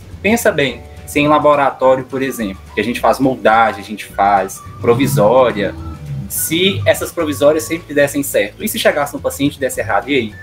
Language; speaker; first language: Portuguese; native; Portuguese